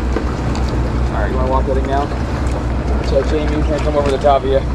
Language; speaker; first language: English; native; English